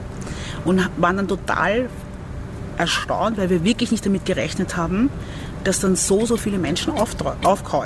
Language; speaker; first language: German; early bilingual, other home language; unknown